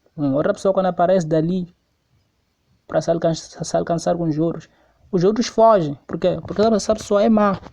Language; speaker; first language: Portuguese; non-native, local second language; Tsonga